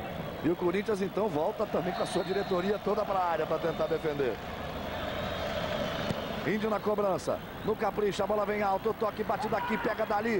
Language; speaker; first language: Portuguese; native; Portuguese